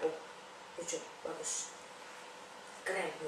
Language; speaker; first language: Indonesian; native; Indonesian